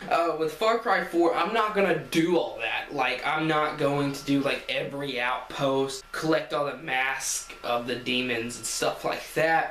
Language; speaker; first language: English; native; English